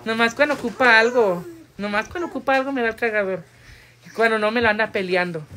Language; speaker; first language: Spanish; early bilingual, heritage; Spanish